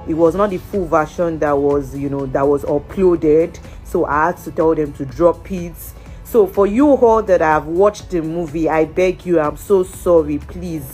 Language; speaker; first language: English; non-native, local second language; Yoruba